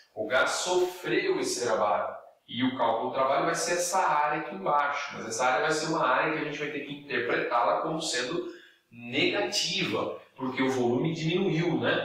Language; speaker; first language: Portuguese; native; Portuguese